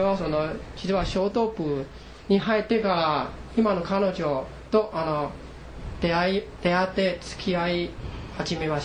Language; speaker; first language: Japanese; non-native, fluent; Chinese